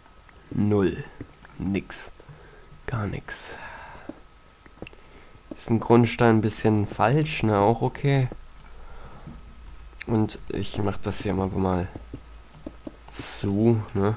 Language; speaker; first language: German; native; German